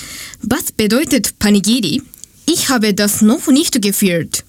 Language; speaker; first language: German; non-native, learner; Japanese